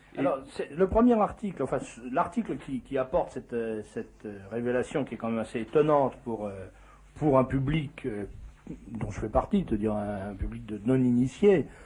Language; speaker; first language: French; native; French